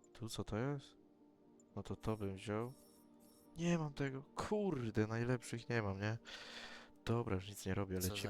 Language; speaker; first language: Polish; native; Polish